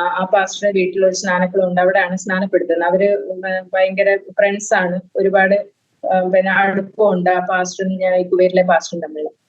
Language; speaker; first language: Malayalam; native; Malayalam